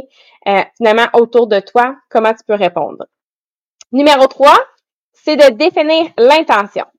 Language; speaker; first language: French; native; French